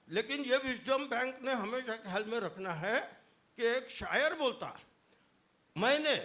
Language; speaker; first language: Hindi; non-native, local second language; Marathi